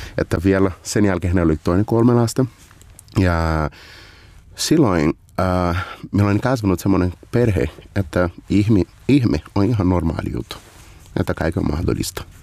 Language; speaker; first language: Finnish; non-native, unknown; Portuguese